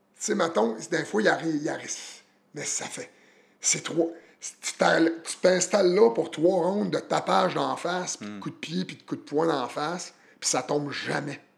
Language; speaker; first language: French; native; French